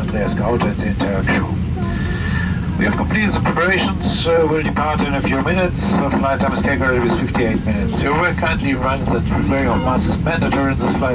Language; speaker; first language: English; non-native, fluent; German